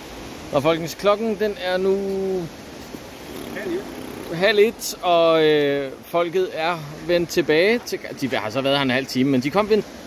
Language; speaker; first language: Danish; native; Danish